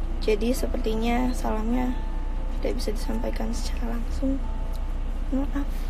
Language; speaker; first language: Indonesian; native; Indonesian